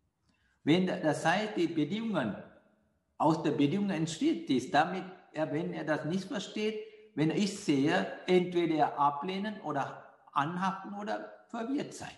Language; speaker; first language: German; non-native, fluent; Sinhala